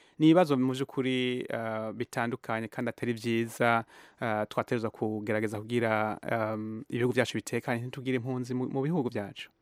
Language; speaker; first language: Rundi; early bilingual, heritage; Rundi